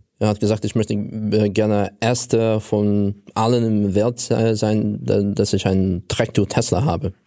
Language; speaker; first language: German; non-native, fluent; Russian